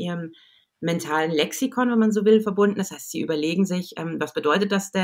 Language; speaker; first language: German; native; German